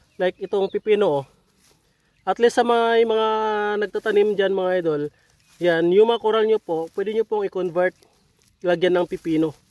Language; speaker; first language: Filipino; non-native, local second language; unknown